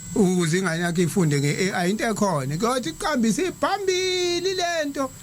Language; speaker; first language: Zulu; native; Zulu